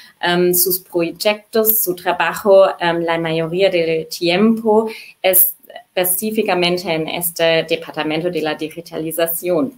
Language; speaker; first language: Spanish; non-native, fluent; German